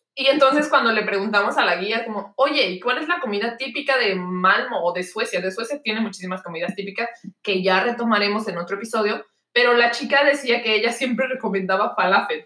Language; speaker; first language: Spanish; native; Spanish